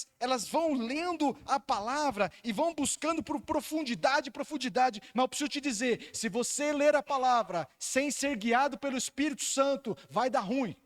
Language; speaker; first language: Portuguese; native; Portuguese